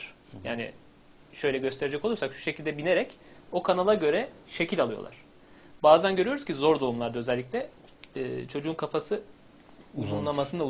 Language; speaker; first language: Turkish; native; Turkish